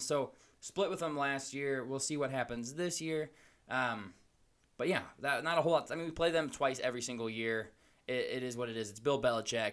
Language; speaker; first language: English; native; English